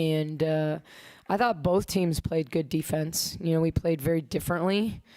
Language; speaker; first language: English; native; English